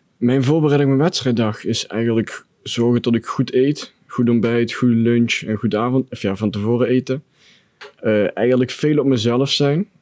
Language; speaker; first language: Dutch; native; Dutch